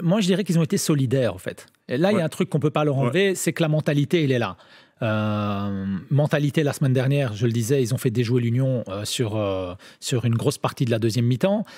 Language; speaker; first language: French; native; French